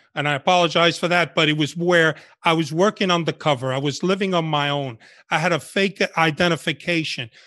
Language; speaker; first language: English; early bilingual, other home language; Spanish